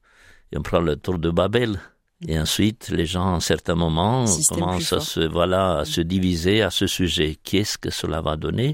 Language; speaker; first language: French; non-native, fluent; Romanian